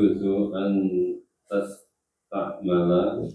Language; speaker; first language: Arabic; non-native, learner; Indonesian